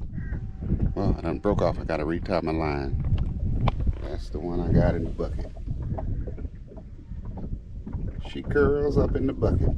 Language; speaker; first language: English; native; English